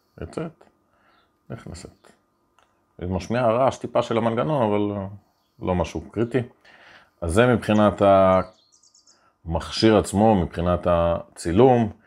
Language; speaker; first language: Hebrew; native; Hebrew